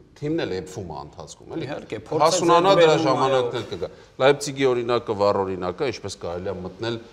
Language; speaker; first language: Armenian; native; Armenian